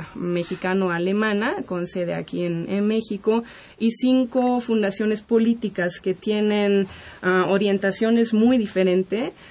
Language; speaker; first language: Spanish; non-native, fluent; German